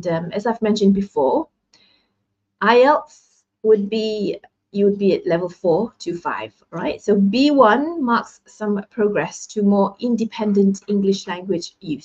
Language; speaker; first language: English; non-native, local second language; Malay